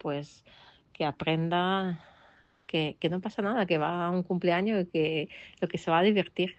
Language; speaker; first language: Spanish; non-native, fluent; Russian